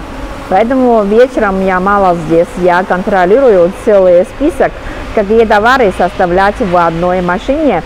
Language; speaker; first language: Russian; non-native, learner; Chinese